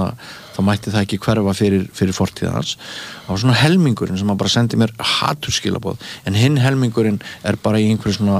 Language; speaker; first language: Icelandic; native; Icelandic